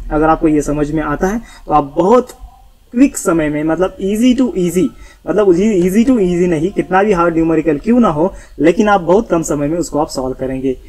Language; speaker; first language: Hindi; non-native, local second language; Marathi